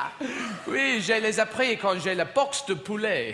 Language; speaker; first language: French; non-native, learner; English